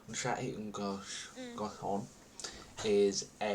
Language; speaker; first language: French; non-native, learner; English